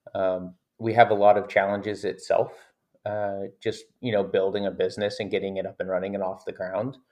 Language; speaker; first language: English; native; English